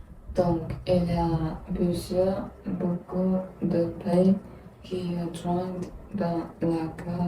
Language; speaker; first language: French; non-native, learner; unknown